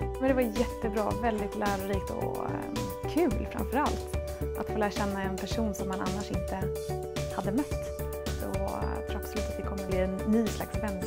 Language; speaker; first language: Swedish; native; Swedish